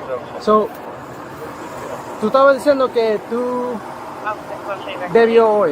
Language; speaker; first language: Spanish; non-native, learner; English